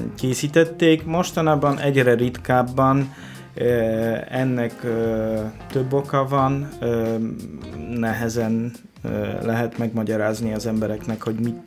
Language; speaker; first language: Hungarian; non-native, fluent; Polish